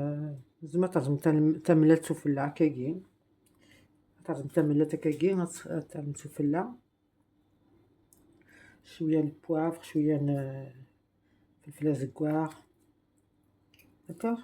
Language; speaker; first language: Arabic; non-native, local second language; Kabyle